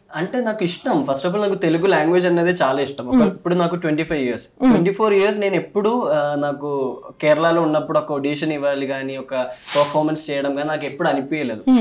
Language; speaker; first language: Telugu; non-native, local second language; Malayalam